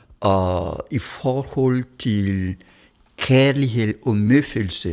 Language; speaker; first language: Danish; non-native, fluent; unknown